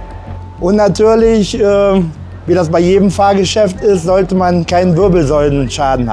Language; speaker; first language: German; native; German